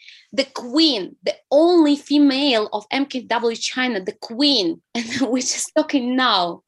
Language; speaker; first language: English; non-native, fluent; Russian